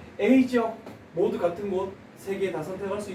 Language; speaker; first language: Korean; native; Korean